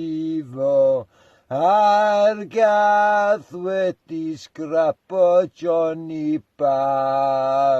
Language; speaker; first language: Welsh; native; Welsh